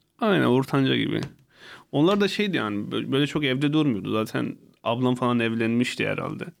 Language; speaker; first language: Turkish; non-native, local second language; Kurdish